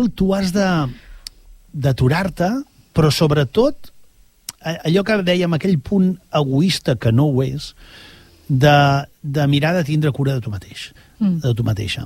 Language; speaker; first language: Catalan; native; Catalan